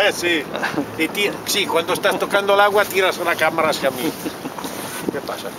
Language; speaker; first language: Spanish; non-native, fluent; Italian